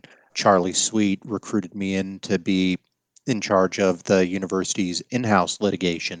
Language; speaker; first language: English; native; English